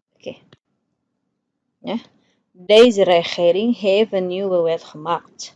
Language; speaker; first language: Dutch; non-native, fluent; Indonesian